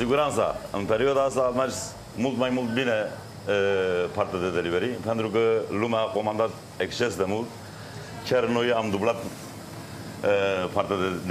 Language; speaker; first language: Romanian; non-native, fluent; Turkish